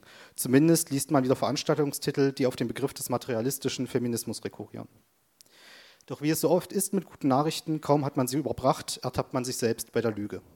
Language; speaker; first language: German; native; German